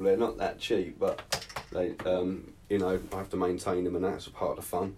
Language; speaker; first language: English; native; English